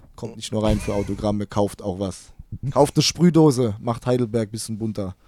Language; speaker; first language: German; native; German